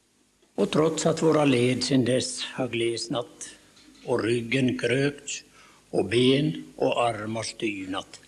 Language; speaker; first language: Swedish; native; Swedish